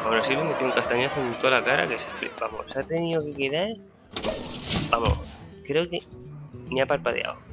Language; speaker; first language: Spanish; native; Spanish